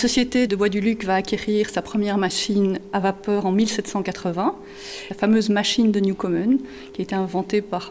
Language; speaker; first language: French; native; French